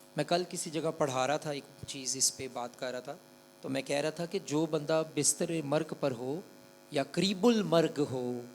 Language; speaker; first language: Urdu; non-native, local second language; Punjabi